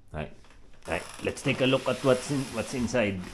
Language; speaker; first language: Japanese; non-native, learner; Filipino